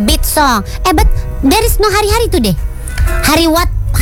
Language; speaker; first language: English; non-native, learner; Indonesian